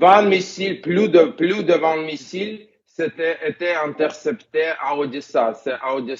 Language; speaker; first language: French; non-native, fluent; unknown